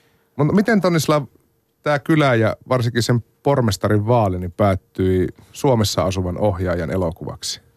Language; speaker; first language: Finnish; native; Finnish